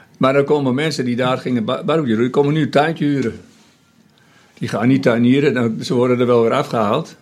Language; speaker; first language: Dutch; non-native, local second language; Western Frisian